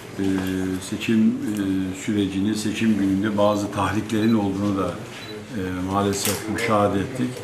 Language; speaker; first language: Turkish; native; Turkish